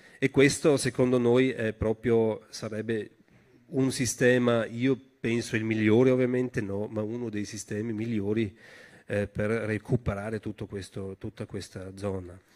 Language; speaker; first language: Italian; non-native, local second language; German